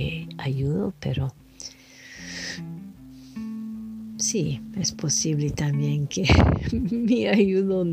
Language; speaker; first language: Spanish; non-native, learner; French